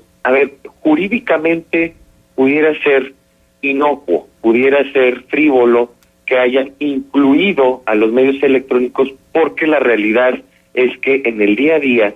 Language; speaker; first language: Spanish; native; Spanish